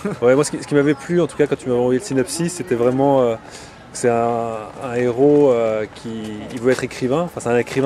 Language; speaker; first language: French; native; French